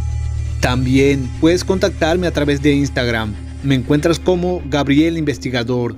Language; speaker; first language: Spanish; native; Spanish